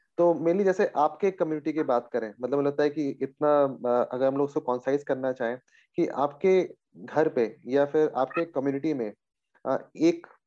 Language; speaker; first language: Hindi; native; Hindi